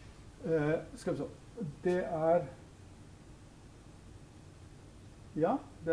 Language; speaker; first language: Norwegian; non-native, fluent; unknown